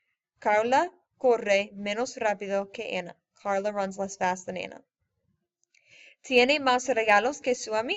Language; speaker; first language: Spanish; non-native, fluent; English